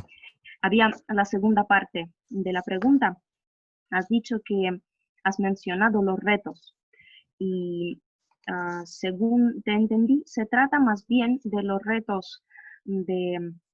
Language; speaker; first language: Spanish; non-native, fluent; Russian